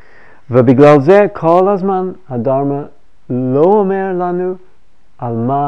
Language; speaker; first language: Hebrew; non-native, fluent; English